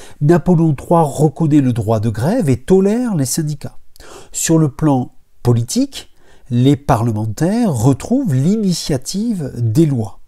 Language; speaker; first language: French; native; French